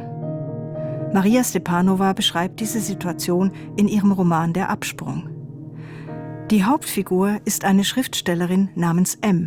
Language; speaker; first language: German; native; German